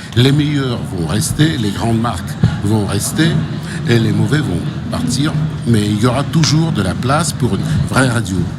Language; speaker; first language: French; non-native, fluent; Russian